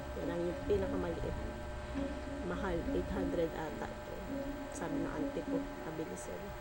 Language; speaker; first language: Filipino; native; Filipino